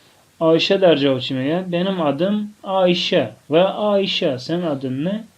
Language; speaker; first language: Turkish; non-native, fluent; Tajik